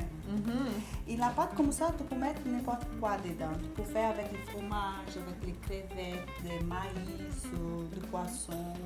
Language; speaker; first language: French; non-native, learner; Portuguese